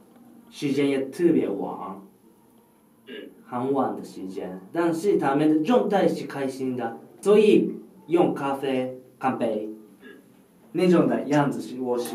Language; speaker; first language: Chinese; non-native, fluent; Japanese